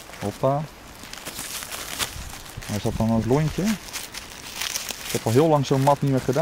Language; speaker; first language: Dutch; native; Dutch